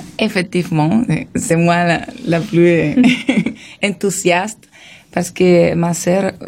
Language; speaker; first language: French; non-native, fluent; Spanish